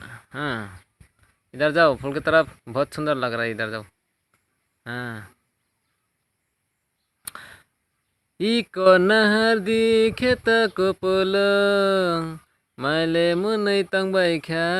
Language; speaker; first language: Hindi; non-native, local second language; Kok Borok